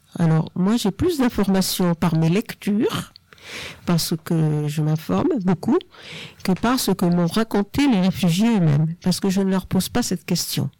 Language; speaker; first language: French; native; French